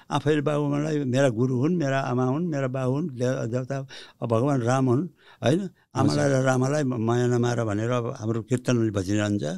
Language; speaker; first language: Nepali; early bilingual, heritage; Nepali